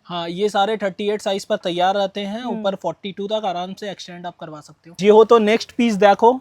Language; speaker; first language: Hindi; non-native, local second language; Bangla